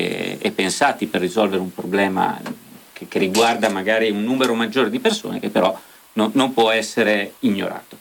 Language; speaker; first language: Italian; native; Italian